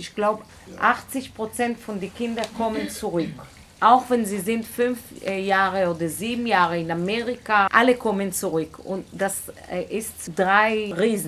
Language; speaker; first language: German; non-native, learner; Hebrew